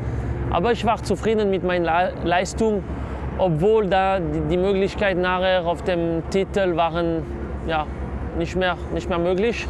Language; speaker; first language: German; non-native, local second language; French